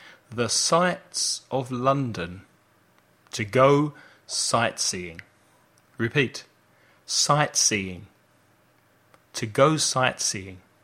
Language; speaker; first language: English; native; English